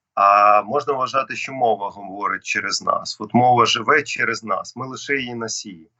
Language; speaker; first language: Ukrainian; non-native, local second language; Russian